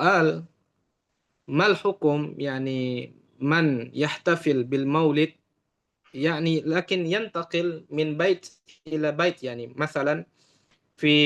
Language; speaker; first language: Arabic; non-native, fluent; Indonesian